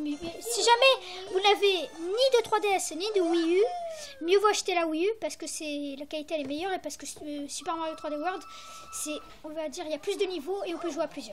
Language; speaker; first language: French; native; French